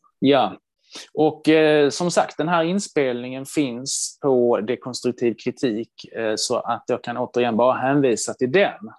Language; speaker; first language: Swedish; early bilingual, other home language; Hebrew